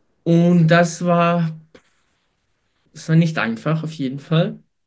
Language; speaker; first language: German; non-native, fluent; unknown